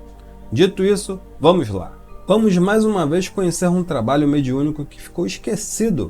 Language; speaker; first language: Portuguese; native; Portuguese